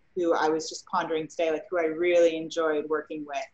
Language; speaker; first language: English; native; English